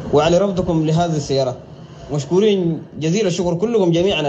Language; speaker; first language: Arabic; native; Arabic